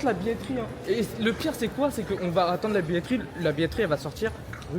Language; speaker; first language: French; native; French